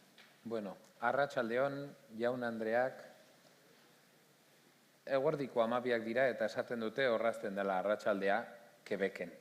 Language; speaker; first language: Basque; native; Basque